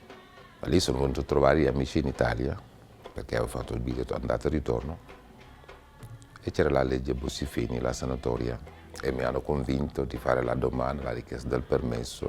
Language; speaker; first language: Italian; non-native, fluent; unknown